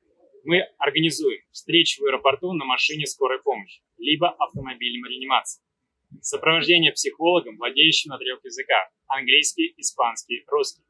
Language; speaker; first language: Russian; native; Russian